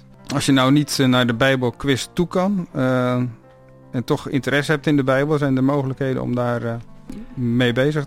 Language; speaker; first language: Dutch; native; Dutch